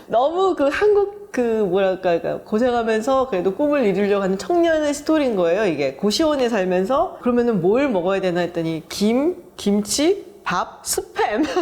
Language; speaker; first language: Korean; native; Korean